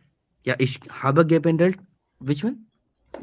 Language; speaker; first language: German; non-native, learner; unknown